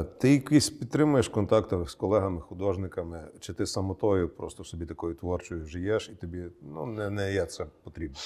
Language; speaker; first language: Ukrainian; native; Ukrainian